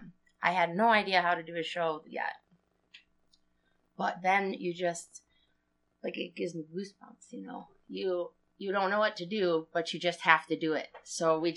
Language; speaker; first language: English; native; English